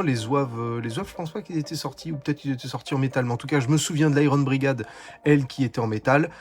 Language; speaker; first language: French; native; French